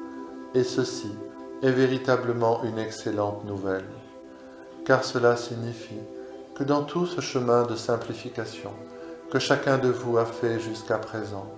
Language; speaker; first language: French; native; French